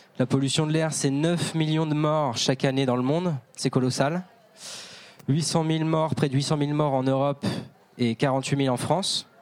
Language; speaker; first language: French; native; French